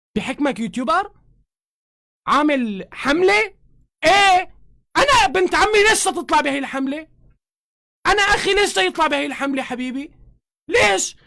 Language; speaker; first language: Arabic; native; Arabic